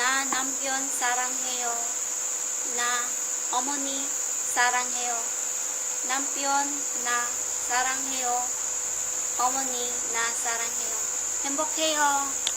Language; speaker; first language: Korean; non-native, learner; Filipino